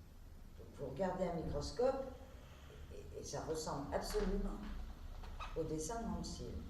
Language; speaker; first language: French; native; French